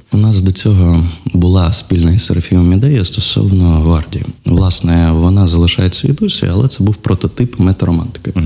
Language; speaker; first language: Ukrainian; non-native, local second language; Russian